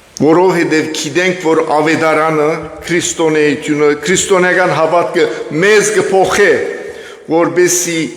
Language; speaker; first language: Armenian; early bilingual, heritage; Armenian